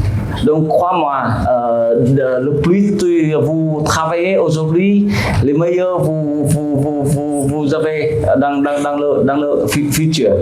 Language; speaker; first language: French; non-native, fluent; Vietnamese